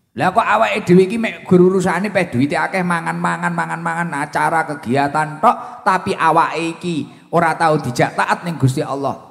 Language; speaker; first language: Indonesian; non-native, local second language; Javanese